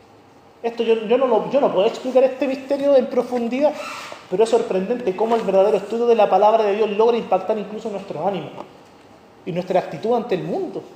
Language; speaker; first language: Spanish; native; Spanish